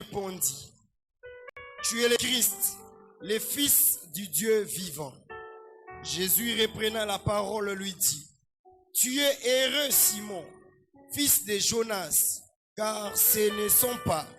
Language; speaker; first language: French; non-native, local second language; Lingala